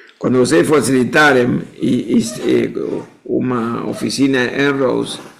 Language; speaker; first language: Portuguese; non-native, fluent; Spanish